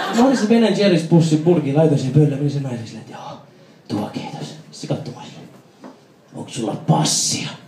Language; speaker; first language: Finnish; early bilingual, other home language; Persian